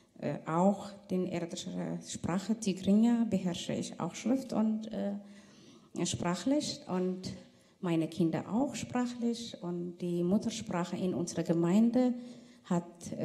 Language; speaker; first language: German; non-native, fluent; Tigrinya